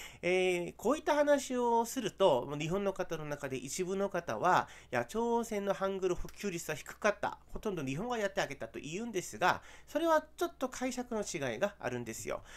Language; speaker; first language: Japanese; non-native, fluent; Korean